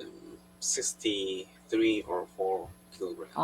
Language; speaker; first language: English; non-native, learner; Korean